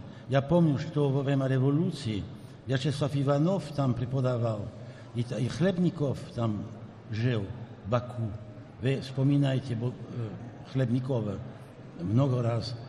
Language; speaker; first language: Russian; non-native, fluent; French